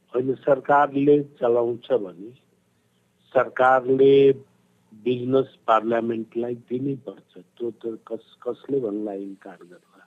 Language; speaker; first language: Nepali; non-native, local second language; Bhojpuri